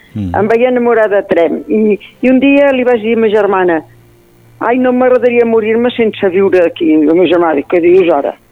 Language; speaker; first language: Catalan; native; Catalan